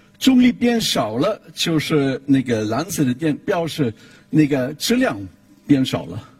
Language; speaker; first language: Chinese; non-native, fluent; German